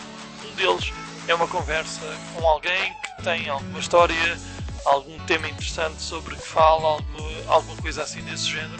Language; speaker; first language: Portuguese; native; Portuguese